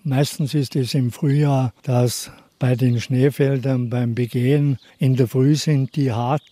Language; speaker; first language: German; native; German